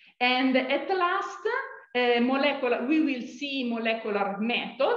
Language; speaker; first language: English; non-native, fluent; Italian